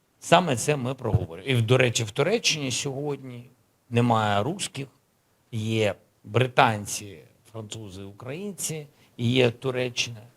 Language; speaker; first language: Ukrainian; native; Ukrainian